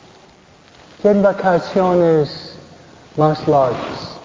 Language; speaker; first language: Spanish; non-native, fluent; English